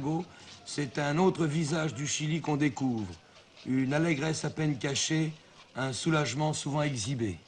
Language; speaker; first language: French; native; French